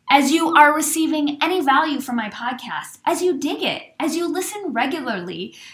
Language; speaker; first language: English; native; English